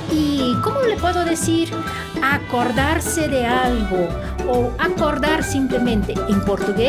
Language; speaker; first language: Portuguese; non-native, fluent; Spanish